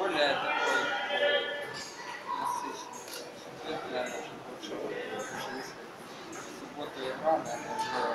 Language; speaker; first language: Russian; native; Russian